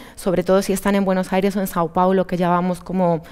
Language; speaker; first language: Spanish; native; Spanish